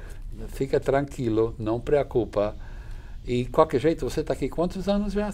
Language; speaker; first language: Portuguese; non-native, fluent; English